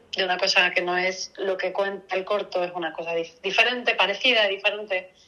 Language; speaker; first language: Spanish; native; Spanish